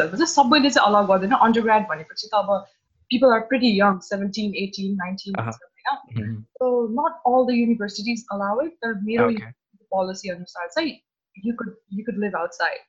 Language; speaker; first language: English; non-native, local second language; Nepali